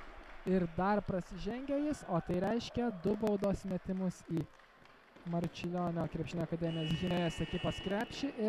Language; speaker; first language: Lithuanian; native; Lithuanian